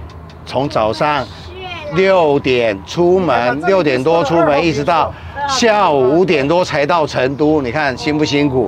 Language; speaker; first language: Chinese; native; Chinese